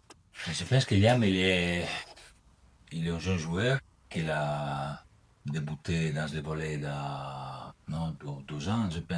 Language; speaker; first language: French; non-native, learner; Italian